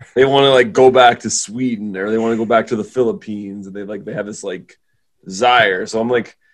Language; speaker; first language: English; native; English